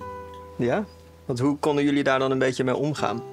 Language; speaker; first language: Dutch; native; Dutch